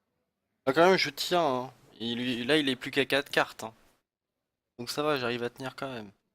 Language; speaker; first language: French; native; French